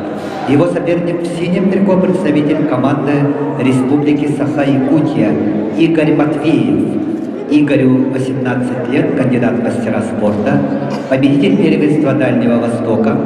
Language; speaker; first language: Russian; native; Russian